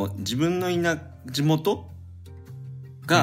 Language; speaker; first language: Japanese; native; Japanese